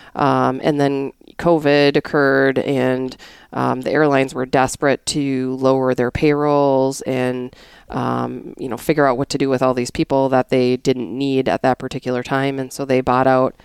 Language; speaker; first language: English; native; English